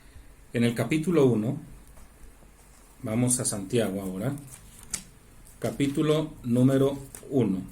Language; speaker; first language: Spanish; native; Spanish